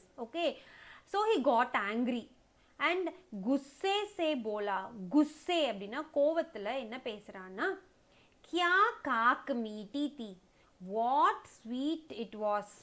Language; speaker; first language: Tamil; native; Tamil